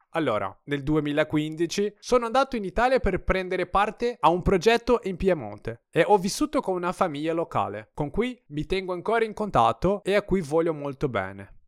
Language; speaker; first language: Italian; non-native, fluent; Portuguese